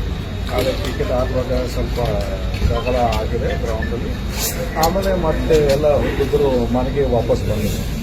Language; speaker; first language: Kannada; non-native, fluent; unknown